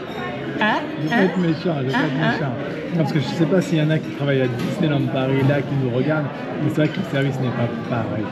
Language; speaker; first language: French; native; French